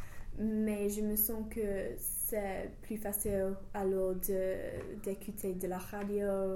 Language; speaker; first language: French; non-native, fluent; English